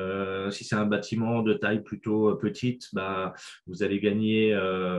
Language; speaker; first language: French; native; French